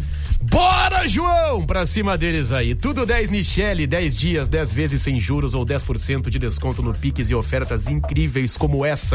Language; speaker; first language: Portuguese; native; Portuguese